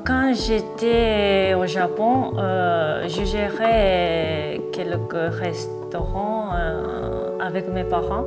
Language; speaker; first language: French; non-native, fluent; Japanese